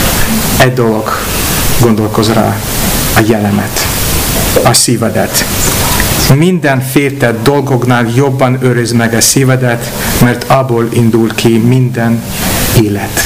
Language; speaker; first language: Hungarian; non-native, fluent; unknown